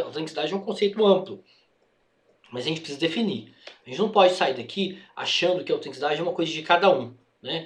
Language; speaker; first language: Portuguese; native; Portuguese